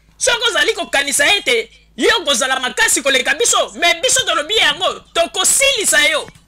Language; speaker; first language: Lingala; native; Lingala